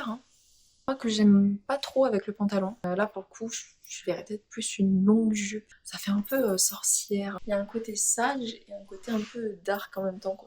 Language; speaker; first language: French; native; French